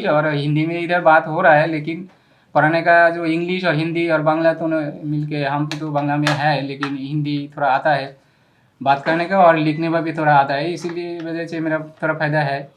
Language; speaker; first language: Hindi; non-native, local second language; Bangla